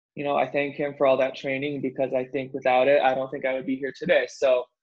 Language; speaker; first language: English; native; English